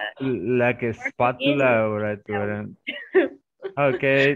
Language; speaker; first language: English; non-native, fluent; Spanish